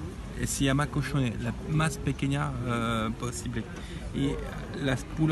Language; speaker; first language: Spanish; non-native, learner; French